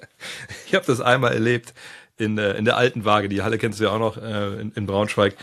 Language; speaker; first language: German; native; German